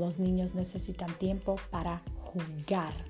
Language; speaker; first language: Spanish; non-native, fluent; Slovak